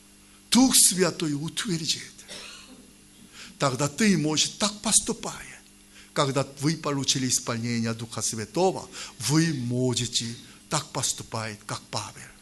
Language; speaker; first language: Russian; non-native, learner; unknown